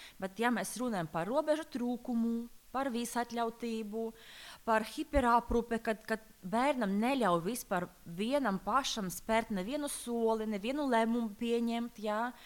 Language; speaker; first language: Latvian; non-native, local second language; Russian